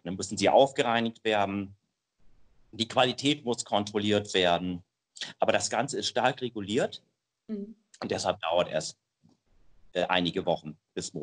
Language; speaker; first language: German; native; German